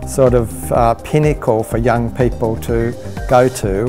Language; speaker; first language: English; native; English